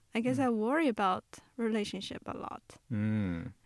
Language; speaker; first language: English; non-native, fluent; Chinese